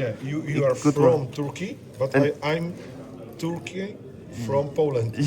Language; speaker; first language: English; non-native, learner; Polish